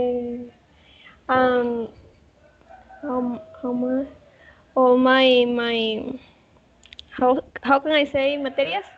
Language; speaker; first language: English; non-native, learner; Spanish